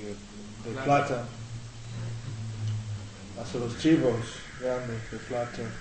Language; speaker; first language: Spanish; non-native, learner; English